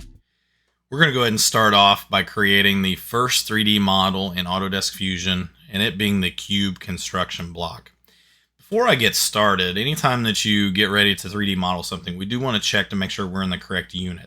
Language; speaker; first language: English; native; English